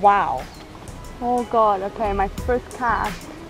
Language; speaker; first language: English; non-native, learner; German